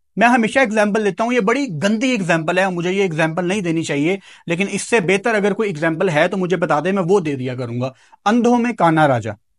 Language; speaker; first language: Urdu; non-native, local second language; Punjabi